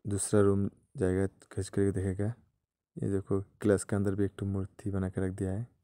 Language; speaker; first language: Hindi; non-native, local second language; Bangla